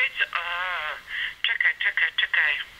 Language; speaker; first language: Dutch; non-native, learner; Serbian